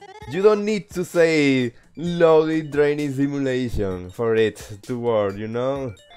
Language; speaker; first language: English; non-native, learner; Spanish